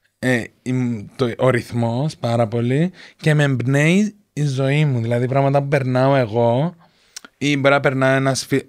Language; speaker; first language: Greek; native; Greek